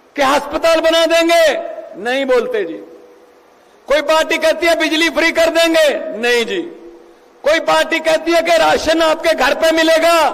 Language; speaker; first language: Hindi; non-native, local second language; Punjabi